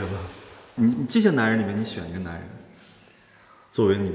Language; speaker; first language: Chinese; native; Chinese